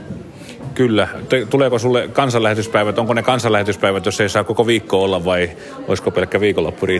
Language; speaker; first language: Finnish; native; Finnish